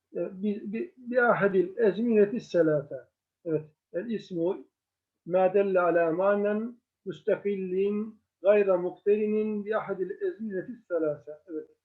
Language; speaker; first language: Turkish; native; Turkish